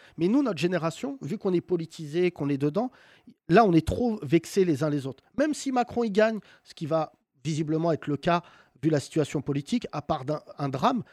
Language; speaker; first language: French; native; French